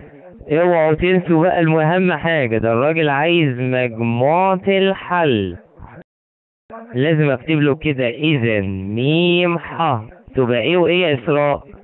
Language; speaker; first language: Arabic; native; Arabic